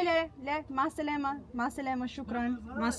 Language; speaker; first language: Arabic; non-native, learner; English